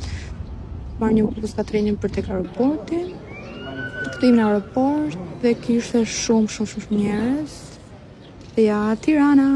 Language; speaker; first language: Albanian; early bilingual, heritage; Albanian